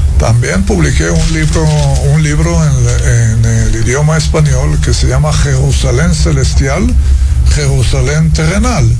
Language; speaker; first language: Spanish; non-native, fluent; Hebrew